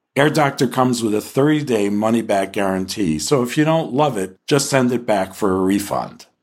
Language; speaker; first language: English; native; English